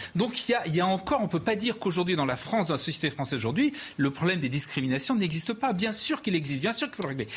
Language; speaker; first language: French; native; French